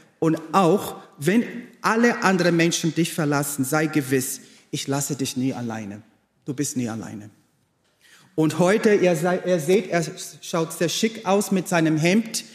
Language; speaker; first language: German; non-native, fluent; Portuguese